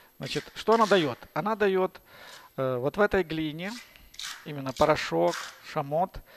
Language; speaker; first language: Russian; native; Russian